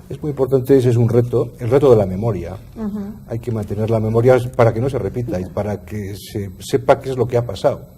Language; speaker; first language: Spanish; native; Spanish